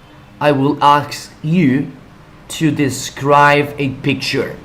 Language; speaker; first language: English; non-native, fluent; Spanish